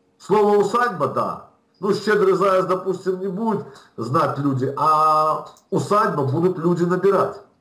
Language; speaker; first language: Russian; native; Russian